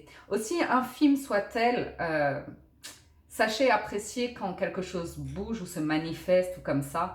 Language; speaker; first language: French; native; French